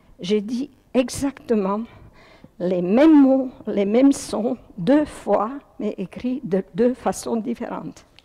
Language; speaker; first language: French; early bilingual, other home language; Croatian